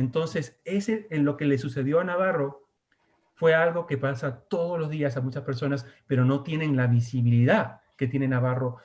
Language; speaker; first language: Spanish; early bilingual, heritage; Spanish